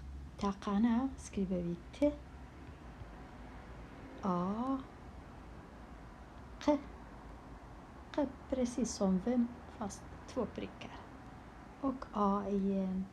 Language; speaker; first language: Swedish; non-native, local second language; Kurdish